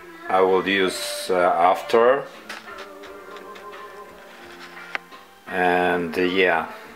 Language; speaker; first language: English; non-native, learner; Polish